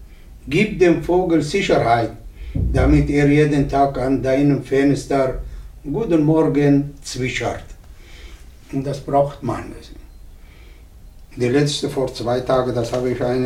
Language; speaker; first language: German; non-native, learner; Arabic